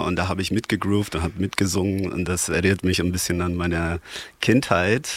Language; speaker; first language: German; non-native, fluent; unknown